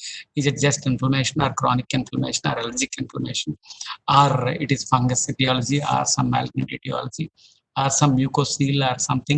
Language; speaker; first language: English; non-native, local second language; Telugu